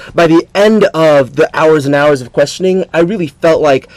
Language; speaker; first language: English; native; English